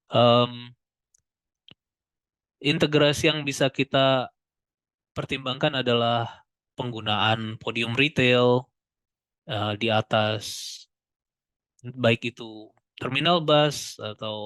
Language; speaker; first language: Indonesian; native; Indonesian